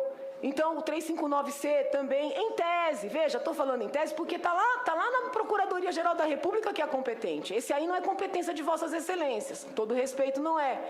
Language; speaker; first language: Portuguese; native; Portuguese